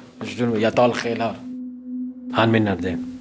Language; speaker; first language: Swedish; non-native, learner; Arabic